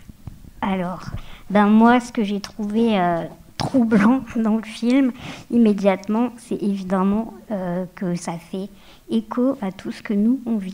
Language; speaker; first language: French; native; French